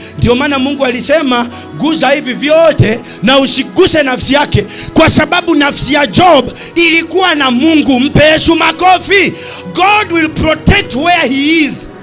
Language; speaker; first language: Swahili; native; Swahili